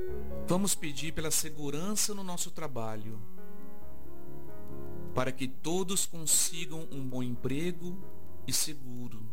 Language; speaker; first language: Portuguese; native; Portuguese